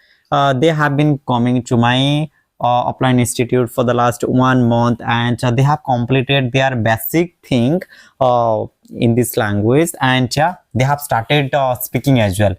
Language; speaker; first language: English; non-native, local second language; Odia